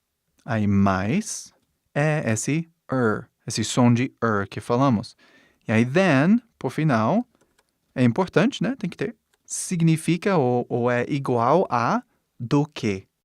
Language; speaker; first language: Portuguese; non-native, fluent; English